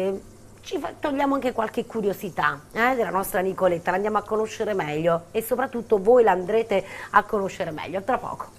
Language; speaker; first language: Italian; native; Italian